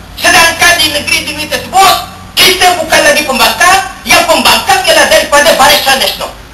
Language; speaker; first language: Malay; non-native, local second language; Chinese